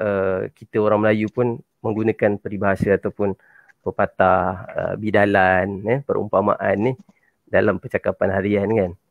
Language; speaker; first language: Malay; native; Malay